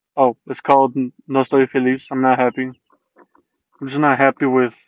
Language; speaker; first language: English; early bilingual, other home language; Spanish